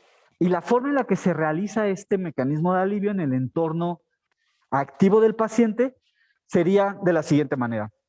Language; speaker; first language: Spanish; native; Spanish